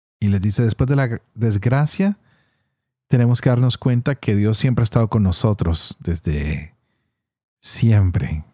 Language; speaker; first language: Spanish; native; Spanish